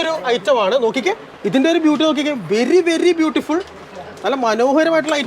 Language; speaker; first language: Malayalam; native; Malayalam